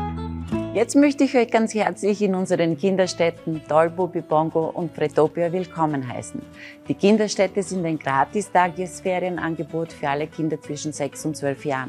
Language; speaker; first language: German; native; German